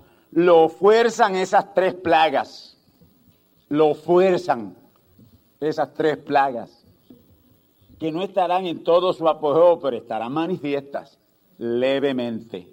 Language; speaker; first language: Spanish; native; Spanish